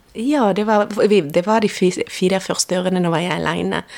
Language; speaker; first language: Norwegian; non-native, fluent; Spanish